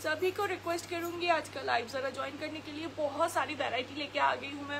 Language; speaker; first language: Hindi; non-native, local second language; Bangla